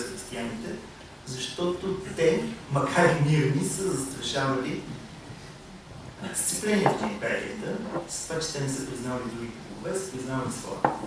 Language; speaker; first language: Bulgarian; native; Bulgarian